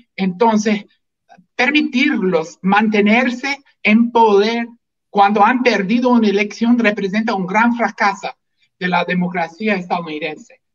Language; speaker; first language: Spanish; non-native, fluent; English